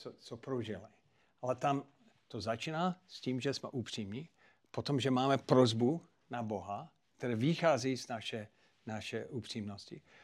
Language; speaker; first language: Czech; non-native, fluent; English